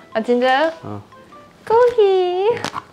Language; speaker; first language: Korean; non-native, learner; German